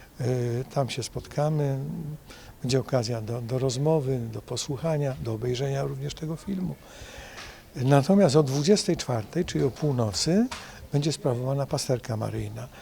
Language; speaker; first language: Polish; native; Polish